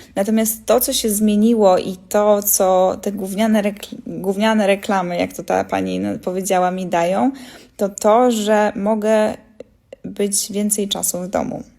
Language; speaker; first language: Polish; early bilingual, heritage; Polish